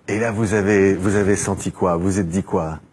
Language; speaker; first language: French; native; French